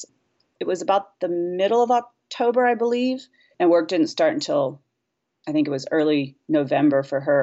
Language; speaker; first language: English; native; English